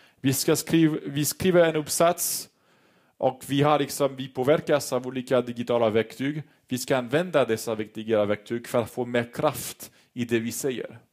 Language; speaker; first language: Swedish; non-native, fluent; French